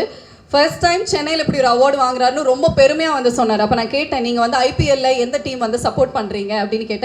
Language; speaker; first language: Tamil; native; Tamil